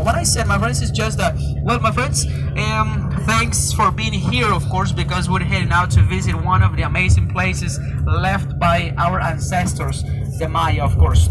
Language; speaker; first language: English; non-native, fluent; Spanish